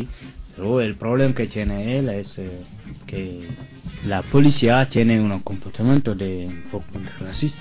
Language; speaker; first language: Spanish; non-native, learner; French